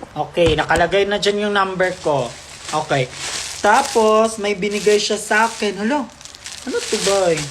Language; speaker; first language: Filipino; non-native, local second language; Cebuano